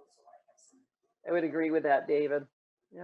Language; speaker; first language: English; native; English